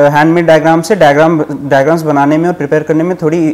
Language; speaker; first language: Hindi; native; Hindi